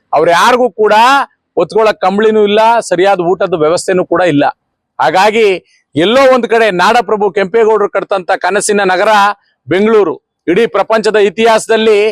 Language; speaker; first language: Kannada; native; Kannada